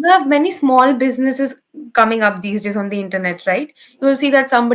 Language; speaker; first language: English; non-native, local second language; Bangla